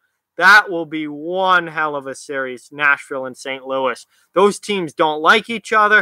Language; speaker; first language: English; native; English